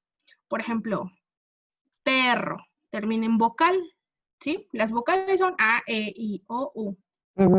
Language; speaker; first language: Spanish; non-native, fluent; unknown